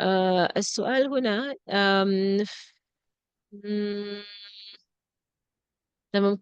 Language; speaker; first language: Arabic; non-native, fluent; English